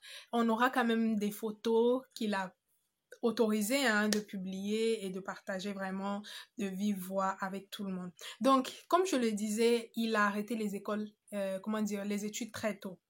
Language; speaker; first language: French; non-native, local second language; Fula